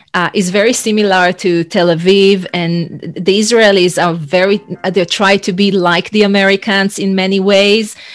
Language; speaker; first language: English; non-native, fluent; Hebrew